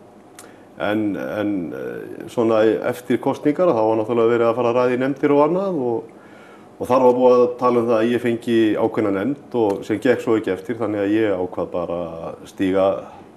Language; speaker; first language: Icelandic; native; Icelandic